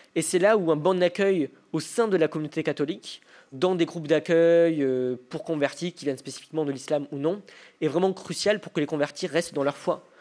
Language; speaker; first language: French; native; French